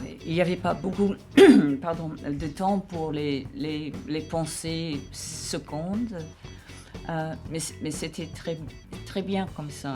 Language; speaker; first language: French; non-native, fluent; English